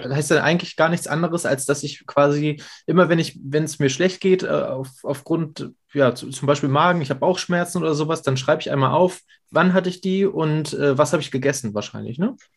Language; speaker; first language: German; native; German